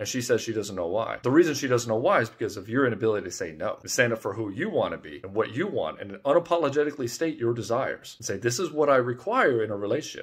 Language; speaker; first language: English; native; English